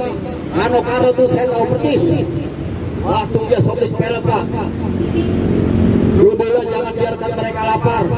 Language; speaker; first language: Indonesian; native; Indonesian